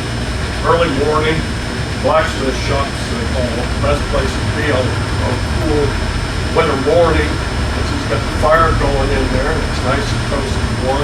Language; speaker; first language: English; native; English